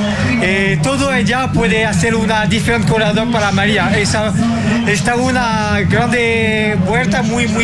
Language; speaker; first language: Portuguese; non-native, learner; Spanish